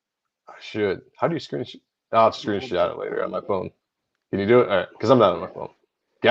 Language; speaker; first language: English; native; English